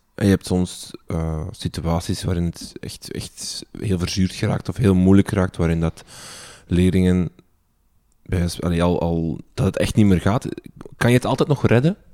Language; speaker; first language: Dutch; native; Dutch